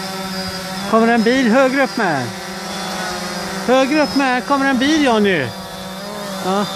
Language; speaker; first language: Swedish; native; Swedish